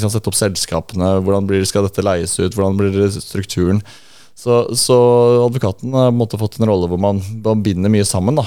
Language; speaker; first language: Norwegian; native; Norwegian